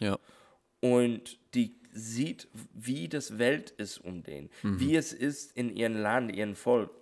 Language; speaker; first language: German; non-native, fluent; English